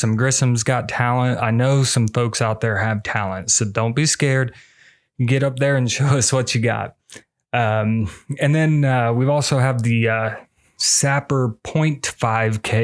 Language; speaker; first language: English; native; English